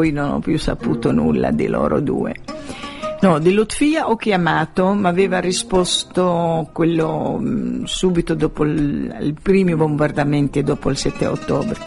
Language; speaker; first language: Italian; non-native, fluent; Arabic